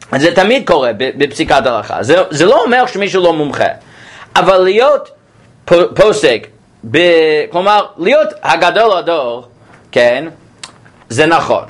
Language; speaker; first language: Hebrew; non-native, fluent; English